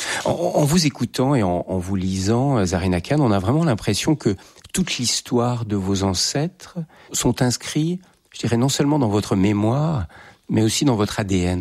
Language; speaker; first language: French; native; French